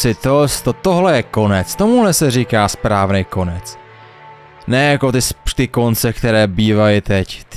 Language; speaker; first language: Czech; native; Czech